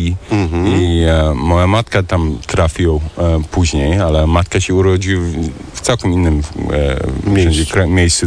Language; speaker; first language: Polish; early bilingual, heritage; German